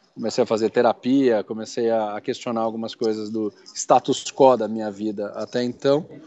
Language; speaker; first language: Portuguese; native; Portuguese